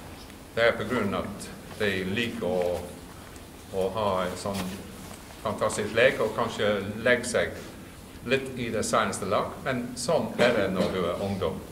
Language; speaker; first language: Norwegian; non-native, fluent; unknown